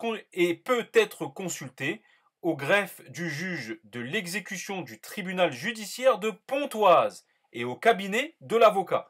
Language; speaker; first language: French; native; French